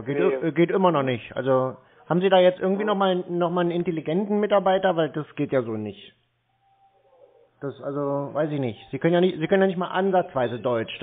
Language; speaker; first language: German; native; German